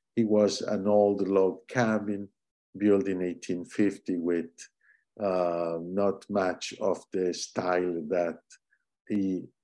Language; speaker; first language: English; non-native, fluent; Italian